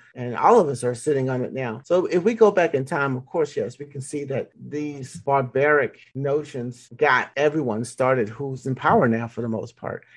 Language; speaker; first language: English; native; English